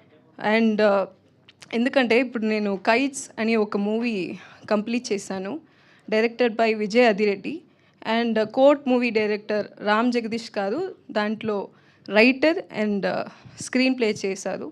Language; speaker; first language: Telugu; non-native, learner; Tamil